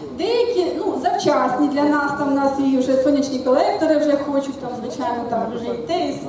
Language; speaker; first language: Ukrainian; non-native, local second language; Russian